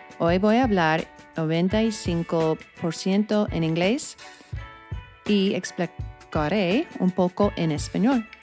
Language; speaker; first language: Spanish; non-native, fluent; English